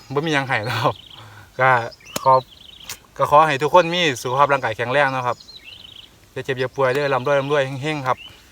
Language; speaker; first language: Thai; native; Thai